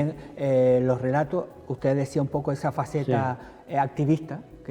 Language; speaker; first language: Spanish; native; Spanish